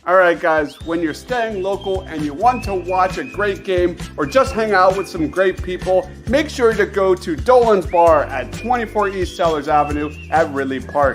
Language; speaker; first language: English; native; English